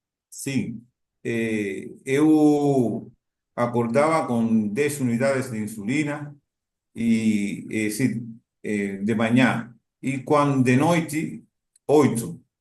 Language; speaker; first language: Portuguese; non-native, learner; Spanish